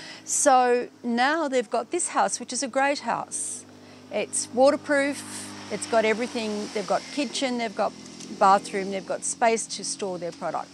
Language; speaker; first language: English; native; English